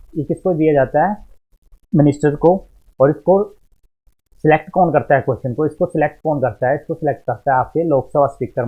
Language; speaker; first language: Hindi; native; Hindi